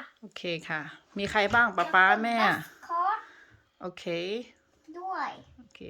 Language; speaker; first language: Thai; native; Thai